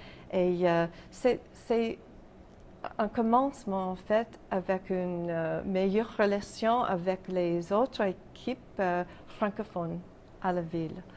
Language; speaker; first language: French; non-native, local second language; English